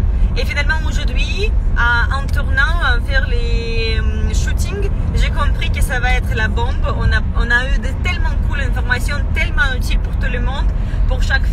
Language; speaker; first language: French; non-native, fluent; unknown